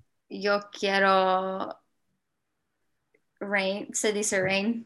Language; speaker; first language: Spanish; non-native, learner; English